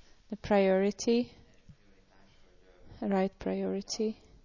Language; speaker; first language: English; non-native, fluent; Hungarian